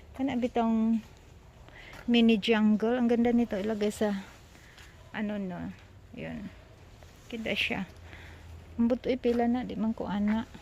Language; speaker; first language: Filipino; non-native, local second language; Cebuano